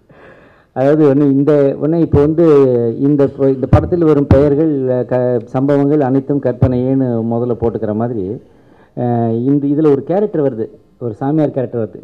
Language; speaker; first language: Tamil; native; Tamil